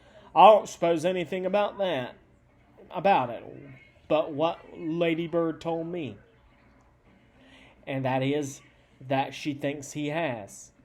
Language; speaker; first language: English; native; English